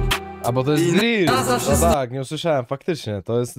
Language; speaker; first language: Polish; native; Polish